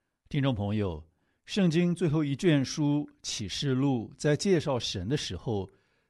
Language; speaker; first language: Chinese; native; Chinese